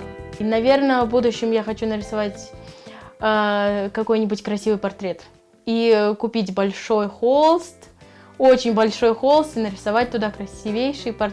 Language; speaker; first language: Russian; native; Russian